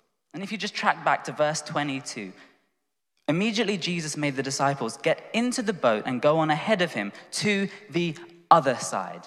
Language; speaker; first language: English; native; English